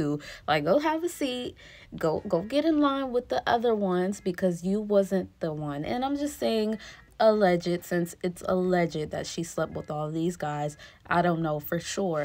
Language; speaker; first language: English; native; English